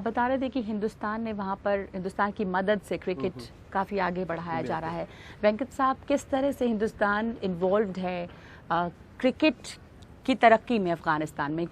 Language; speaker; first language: Hindi; native; Hindi